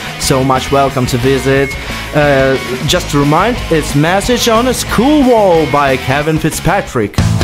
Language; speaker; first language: English; non-native, fluent; Ukrainian